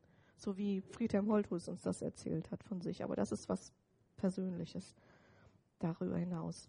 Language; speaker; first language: German; native; German